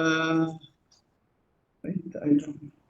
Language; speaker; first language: English; non-native, learner; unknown